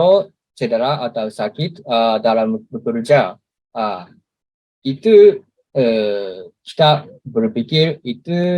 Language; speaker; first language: Indonesian; non-native, learner; Japanese